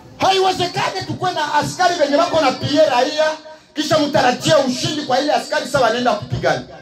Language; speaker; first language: Swahili; native; Swahili